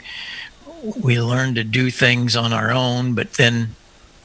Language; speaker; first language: English; native; English